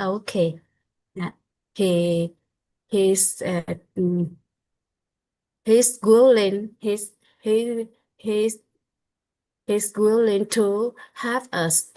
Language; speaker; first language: English; non-native, learner; Vietnamese